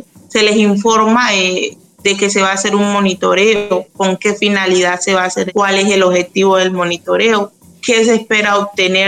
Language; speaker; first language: Spanish; native; Spanish